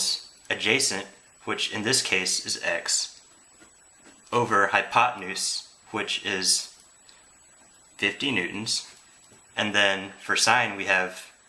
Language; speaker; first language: English; native; English